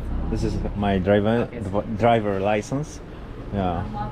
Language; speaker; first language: English; non-native, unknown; Polish